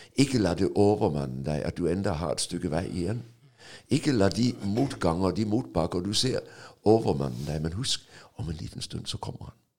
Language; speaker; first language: Norwegian; non-native, fluent; Danish